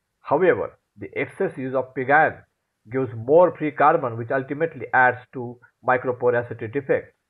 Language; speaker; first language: English; non-native, local second language; Marathi